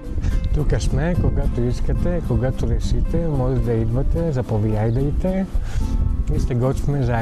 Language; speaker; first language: Bulgarian; non-native, fluent; Greek